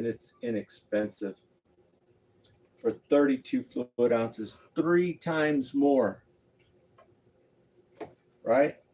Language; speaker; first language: English; native; English